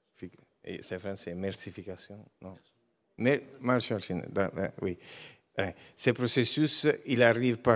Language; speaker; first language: French; non-native, learner; Italian